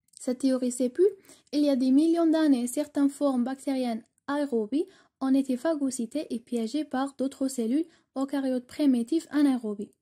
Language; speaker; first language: French; non-native, local second language; Arabic